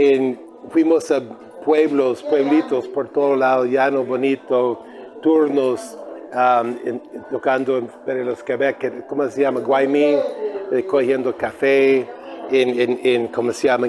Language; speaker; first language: Spanish; non-native, fluent; English